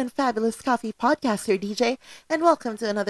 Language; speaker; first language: English; non-native, local second language; Cebuano